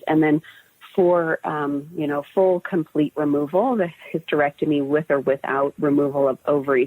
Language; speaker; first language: English; native; English